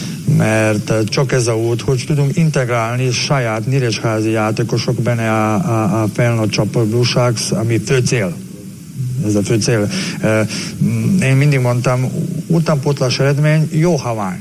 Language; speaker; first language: Hungarian; non-native, learner; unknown